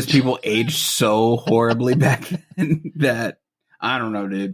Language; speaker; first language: English; native; English